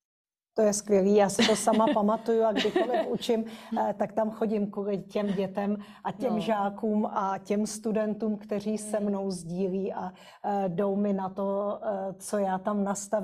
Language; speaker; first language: Czech; native; Czech